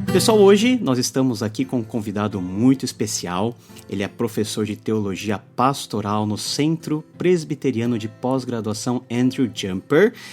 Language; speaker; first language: Portuguese; early bilingual, other home language; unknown